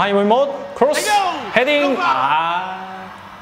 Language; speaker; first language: Vietnamese; non-native, learner; Korean